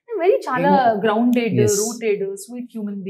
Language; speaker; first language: Telugu; non-native, learner; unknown